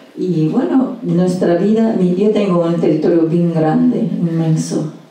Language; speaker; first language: Spanish; non-native, local second language; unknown